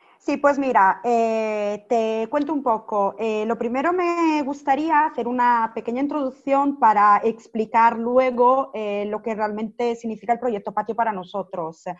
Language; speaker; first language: Spanish; non-native, fluent; Italian